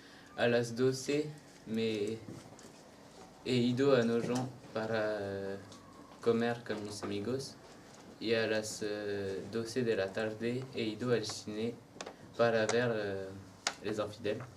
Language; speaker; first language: Spanish; non-native, learner; French